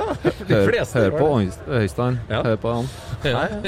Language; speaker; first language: Norwegian; non-native, fluent; Polish